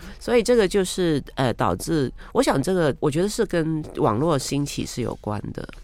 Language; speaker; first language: Chinese; non-native, local second language; Cantonese